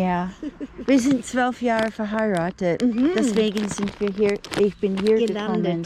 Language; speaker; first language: German; non-native, learner; English